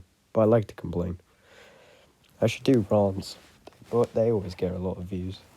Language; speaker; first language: English; native; English